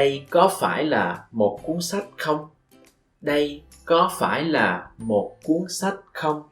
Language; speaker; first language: Vietnamese; non-native, fluent; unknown